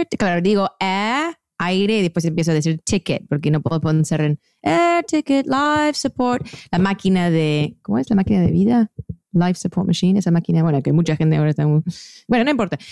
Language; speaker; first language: Spanish; non-native, fluent; English